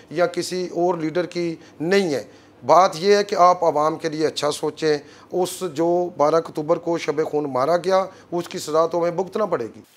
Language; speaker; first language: Urdu; non-native, local second language; Punjabi